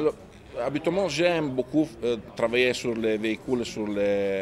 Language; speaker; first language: French; non-native, fluent; Italian